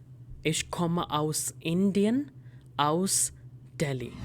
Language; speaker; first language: German; non-native, fluent; Hindi